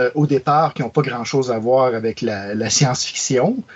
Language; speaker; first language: French; native; French